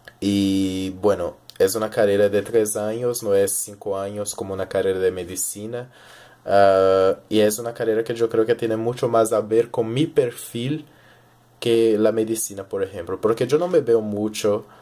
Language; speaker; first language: Spanish; early bilingual, heritage; Portuguese